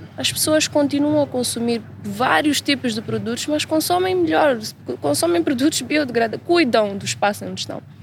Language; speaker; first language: Portuguese; native; Portuguese